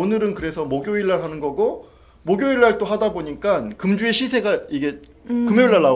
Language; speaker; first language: Korean; native; Korean